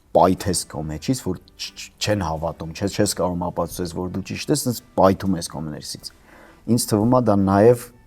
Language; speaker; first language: Armenian; native; Armenian